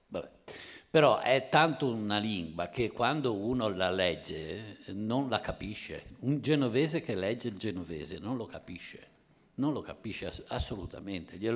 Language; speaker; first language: Italian; native; Italian